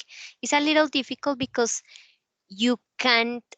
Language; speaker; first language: English; non-native, learner; Spanish